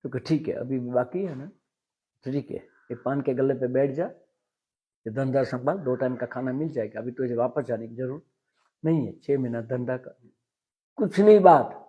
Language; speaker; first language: Hindi; non-native, local second language; Gujarati